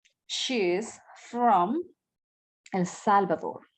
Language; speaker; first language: English; non-native, fluent; Spanish